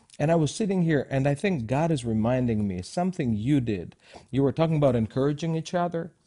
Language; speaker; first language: English; non-native, fluent; Russian